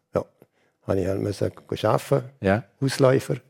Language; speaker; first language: German; native; German